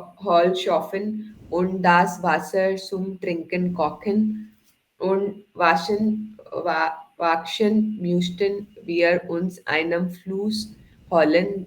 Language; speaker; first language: German; non-native, learner; Hindi